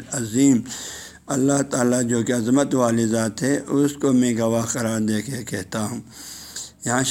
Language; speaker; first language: Urdu; non-native, local second language; Balti